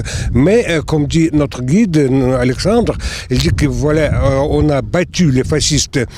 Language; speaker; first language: French; non-native, fluent; Russian